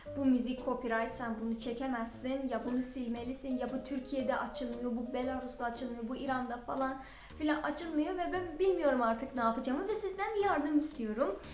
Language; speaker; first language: Turkish; non-native, fluent; Persian